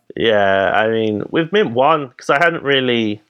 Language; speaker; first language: English; native; English